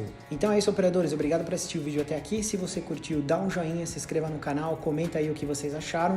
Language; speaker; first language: Portuguese; native; Portuguese